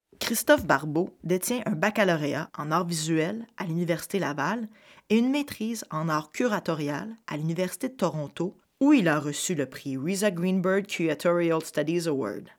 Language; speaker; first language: French; native; French